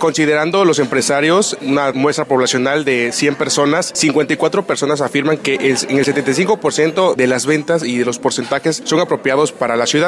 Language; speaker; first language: Spanish; native; Spanish